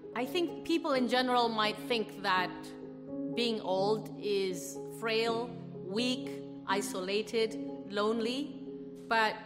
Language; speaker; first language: English; non-native, fluent; Indonesian